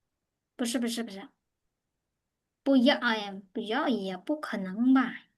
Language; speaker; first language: Chinese; non-native, fluent; Khmer